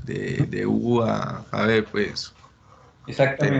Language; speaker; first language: Spanish; native; Spanish